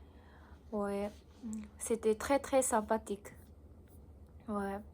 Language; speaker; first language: French; non-native, learner; Japanese